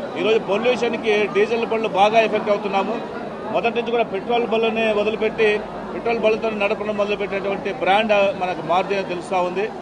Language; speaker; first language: Telugu; native; Telugu